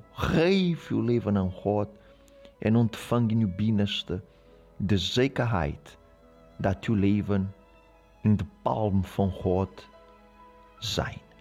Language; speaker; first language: Dutch; non-native, learner; Portuguese